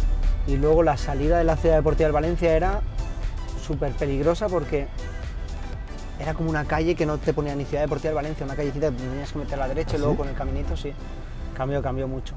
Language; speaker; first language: Spanish; native; Spanish